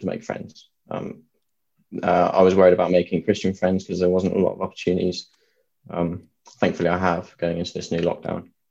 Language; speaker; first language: English; native; English